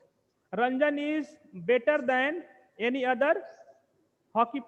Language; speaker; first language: English; non-native, local second language; Hindi